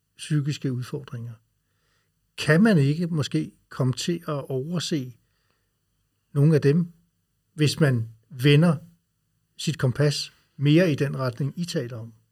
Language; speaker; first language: Danish; native; Danish